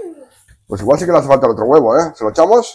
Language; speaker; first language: Spanish; native; Spanish